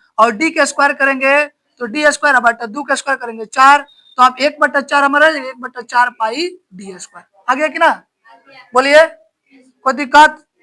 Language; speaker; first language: Hindi; native; Hindi